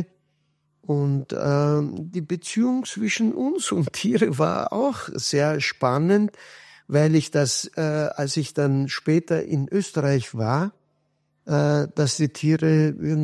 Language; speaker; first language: German; non-native, fluent; Kurdish